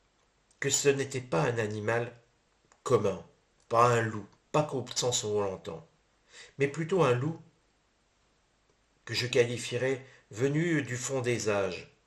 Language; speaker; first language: French; native; French